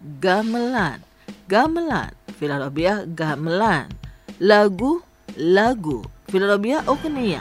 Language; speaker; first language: Arabic; non-native, fluent; Indonesian